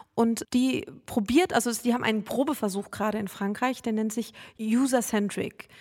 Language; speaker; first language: German; native; German